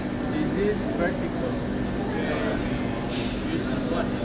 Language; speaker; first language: English; non-native, learner; Indonesian